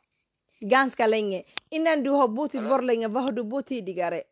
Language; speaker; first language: Swedish; non-native, fluent; Somali